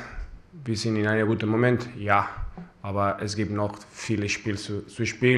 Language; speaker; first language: German; non-native, fluent; Spanish